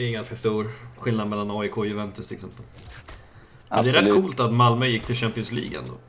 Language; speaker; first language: Swedish; native; Swedish